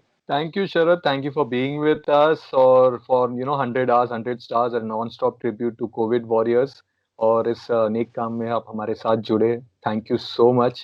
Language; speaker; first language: Hindi; native; Hindi